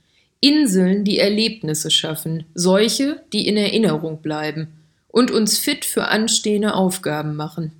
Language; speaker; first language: German; native; German